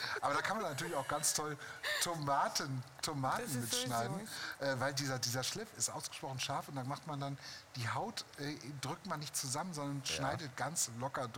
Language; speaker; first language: German; native; German